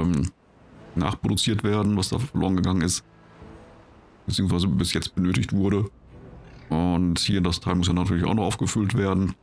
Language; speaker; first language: German; native; German